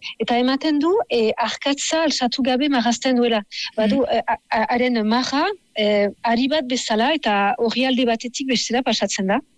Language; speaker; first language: Basque; native; Basque